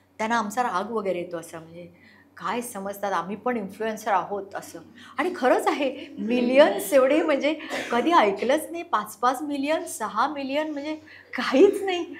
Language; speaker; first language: Marathi; non-native, local second language; Konkani